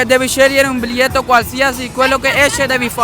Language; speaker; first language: Italian; non-native, learner; Urdu